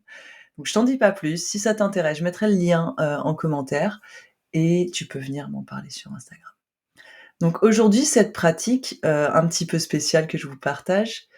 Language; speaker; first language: French; native; French